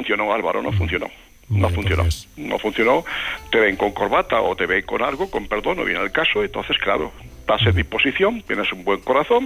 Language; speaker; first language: Spanish; native; Spanish